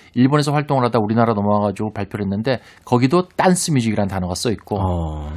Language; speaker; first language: Korean; native; Korean